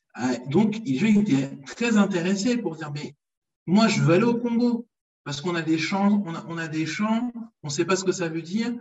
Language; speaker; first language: French; early bilingual, other home language; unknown